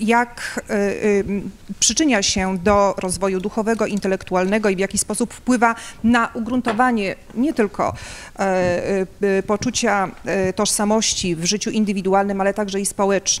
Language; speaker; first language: Polish; native; Polish